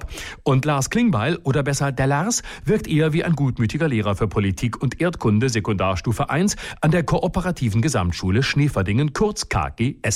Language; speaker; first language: German; native; German